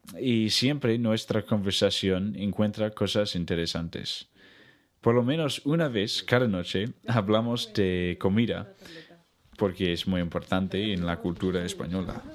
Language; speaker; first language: Spanish; non-native, learner; English